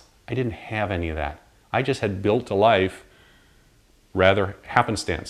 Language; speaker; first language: English; native; English